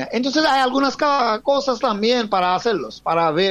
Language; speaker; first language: Spanish; non-native, fluent; Bangla